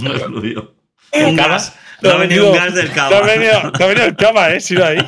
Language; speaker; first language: Spanish; native; Spanish